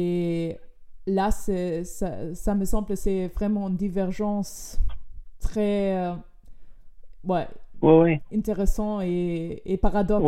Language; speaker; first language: French; non-native, fluent; German